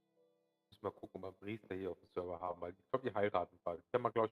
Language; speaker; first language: German; native; German